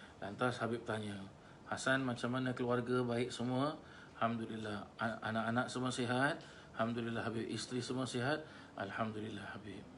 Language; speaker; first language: Malay; native; Malay